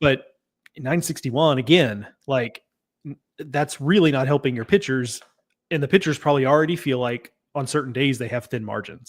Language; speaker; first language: English; native; English